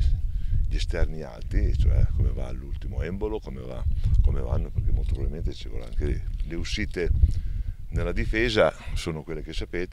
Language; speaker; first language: Italian; native; Italian